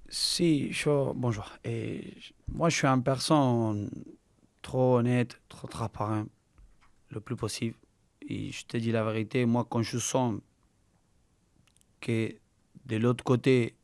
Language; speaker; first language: French; non-native, learner; Spanish